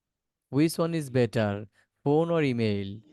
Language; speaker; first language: English; non-native, local second language; Bangla